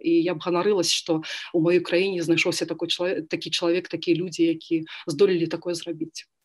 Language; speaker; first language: Belarusian; native; Belarusian